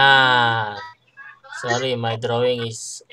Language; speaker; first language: English; non-native, learner; Indonesian